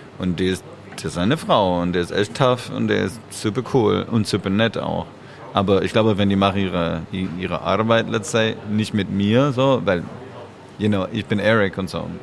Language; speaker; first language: German; non-native, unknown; French